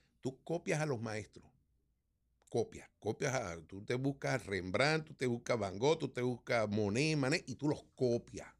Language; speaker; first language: Spanish; native; Spanish